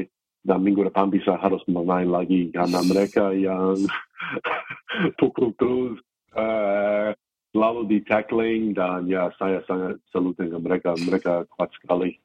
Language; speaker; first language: Indonesian; non-native, fluent; English